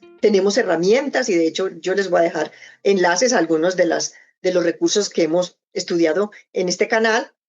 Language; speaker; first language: Spanish; native; Spanish